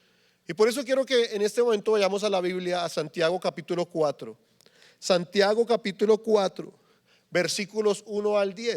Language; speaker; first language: Spanish; native; Spanish